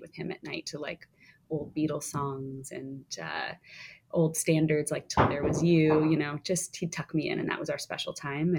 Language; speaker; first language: English; native; English